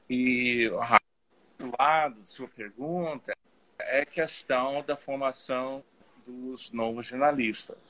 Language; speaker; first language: Portuguese; non-native, fluent; English